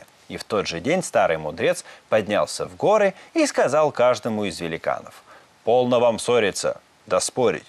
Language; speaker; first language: Russian; native; Russian